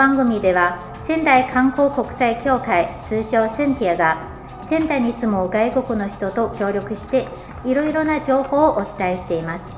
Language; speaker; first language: Japanese; non-native, fluent; Chinese